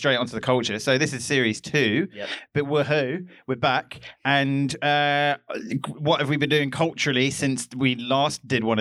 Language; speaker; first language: English; native; English